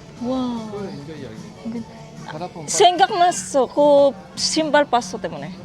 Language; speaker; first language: Korean; non-native, learner; Filipino